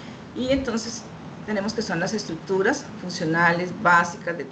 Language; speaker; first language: Spanish; native; Spanish